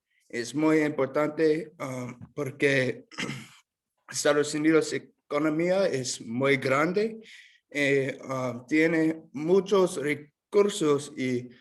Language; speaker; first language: Spanish; non-native, learner; English